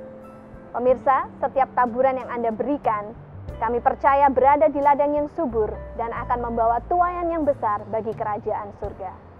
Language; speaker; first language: Indonesian; native; Indonesian